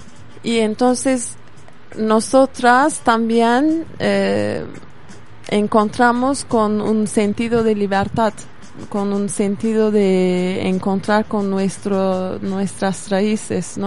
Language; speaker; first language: Spanish; non-native, fluent; Kurdish